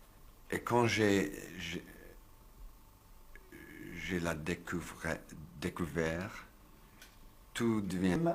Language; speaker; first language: French; non-native, learner; English